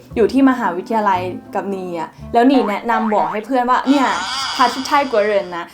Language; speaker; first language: Thai; native; Thai